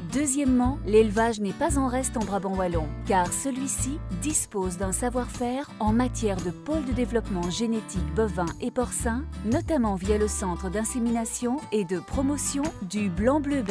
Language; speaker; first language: French; native; French